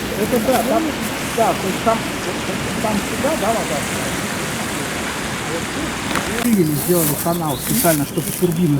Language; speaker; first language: Russian; native; Russian